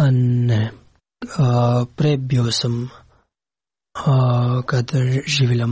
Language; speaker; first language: Serbian; non-native, learner; Pashto